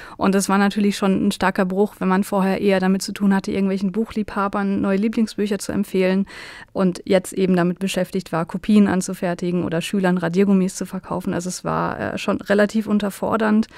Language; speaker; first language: German; native; German